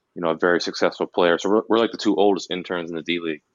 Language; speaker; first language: English; native; English